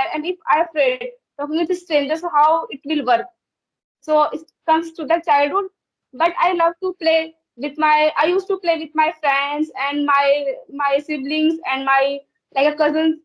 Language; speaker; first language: English; non-native, learner; Hindi